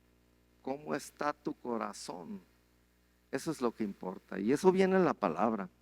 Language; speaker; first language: Spanish; native; Spanish